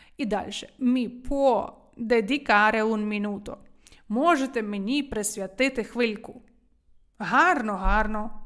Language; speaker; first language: Ukrainian; native; Ukrainian